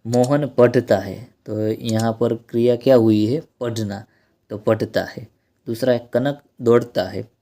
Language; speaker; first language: Hindi; non-native, local second language; Gujarati